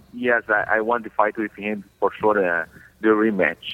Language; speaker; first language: English; non-native, learner; Portuguese